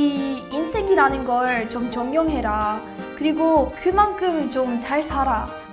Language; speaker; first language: Korean; non-native, learner; English